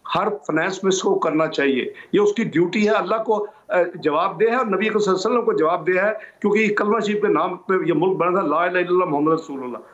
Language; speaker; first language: Urdu; non-native, local second language; Punjabi